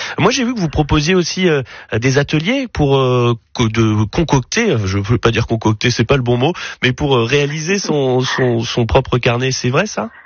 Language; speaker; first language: French; native; French